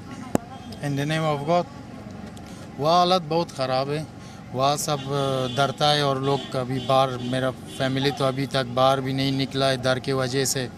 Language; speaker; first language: Hindi; non-native, learner; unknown